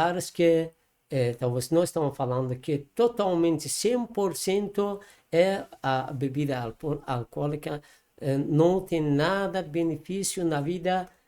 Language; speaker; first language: Portuguese; non-native, learner; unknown